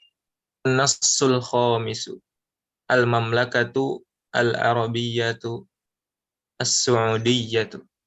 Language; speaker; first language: Arabic; non-native, learner; Indonesian